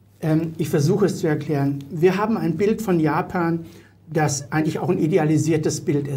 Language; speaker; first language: German; native; German